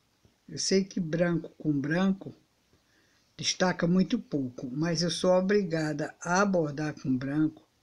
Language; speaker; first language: Portuguese; native; Portuguese